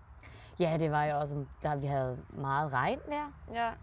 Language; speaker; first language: Danish; early bilingual, heritage; German